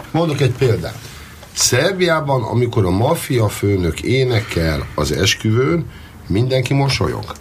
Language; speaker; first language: Hungarian; native; Hungarian